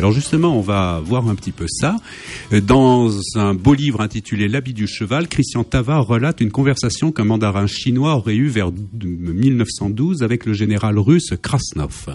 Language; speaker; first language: French; native; French